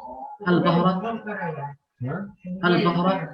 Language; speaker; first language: Arabic; native; Arabic